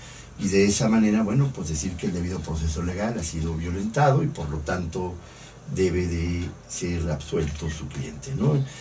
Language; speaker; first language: Spanish; native; Spanish